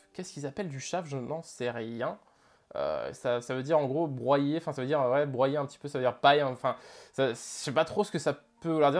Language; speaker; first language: French; native; French